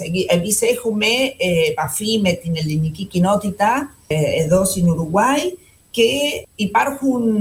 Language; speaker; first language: Greek; non-native, fluent; Spanish